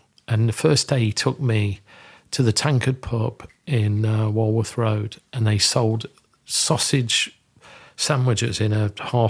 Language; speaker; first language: English; native; English